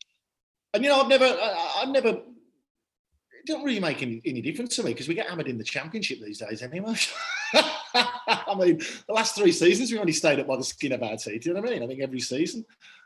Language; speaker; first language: English; native; English